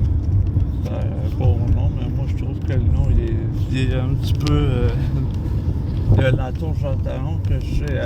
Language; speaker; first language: French; native; French